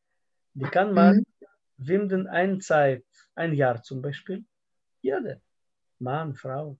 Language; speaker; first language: German; non-native, fluent; Russian